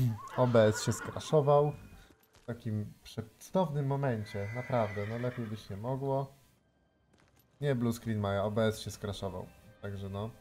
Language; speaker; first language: Polish; native; Polish